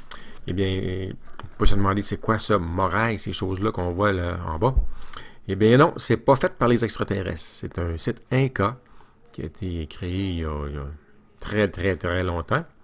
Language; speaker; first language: French; native; French